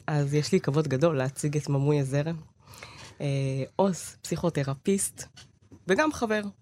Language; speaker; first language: Hebrew; early bilingual, other home language; Amharic